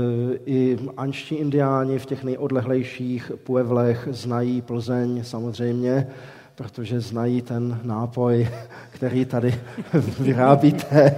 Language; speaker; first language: Czech; native; Czech